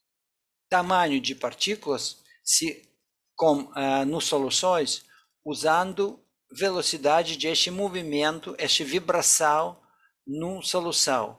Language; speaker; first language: Portuguese; non-native, fluent; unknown